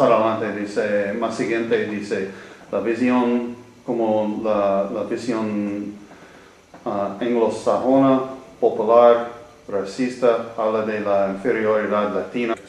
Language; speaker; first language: Spanish; non-native, learner; English